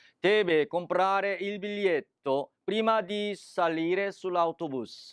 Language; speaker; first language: Italian; non-native, fluent; Korean